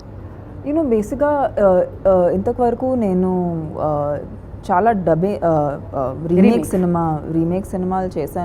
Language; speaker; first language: Telugu; non-native, fluent; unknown